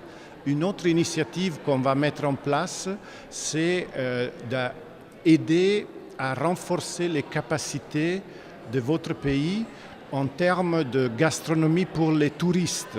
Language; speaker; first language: French; non-native, fluent; Italian